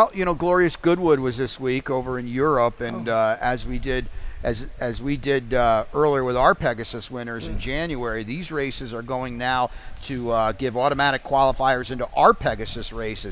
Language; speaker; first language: English; native; English